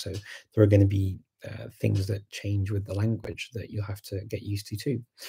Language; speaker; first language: English; native; English